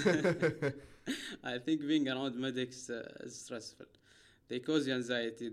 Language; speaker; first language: English; non-native, fluent; Arabic